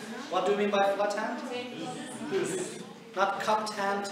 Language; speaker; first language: English; non-native, fluent; Turkish